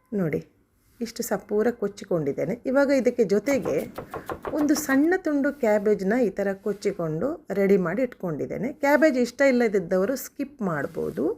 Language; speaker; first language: Kannada; non-native, local second language; Konkani